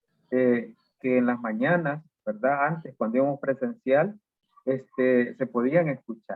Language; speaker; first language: Spanish; native; Spanish